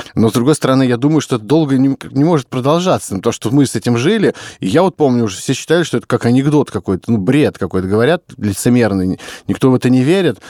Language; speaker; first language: Russian; native; Russian